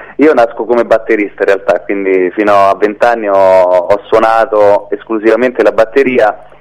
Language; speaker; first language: Italian; native; Italian